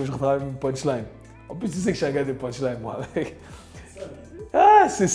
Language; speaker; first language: French; native; French